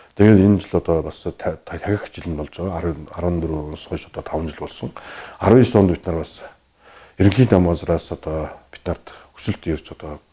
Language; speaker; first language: Mongolian; native; Mongolian